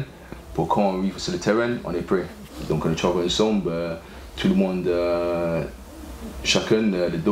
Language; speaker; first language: French; non-native, fluent; English